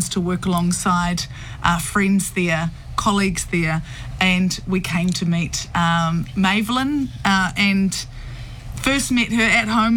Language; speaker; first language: English; native; English